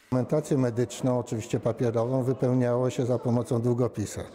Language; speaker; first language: Polish; native; Polish